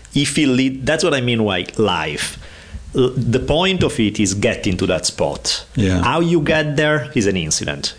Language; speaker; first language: English; non-native, fluent; Italian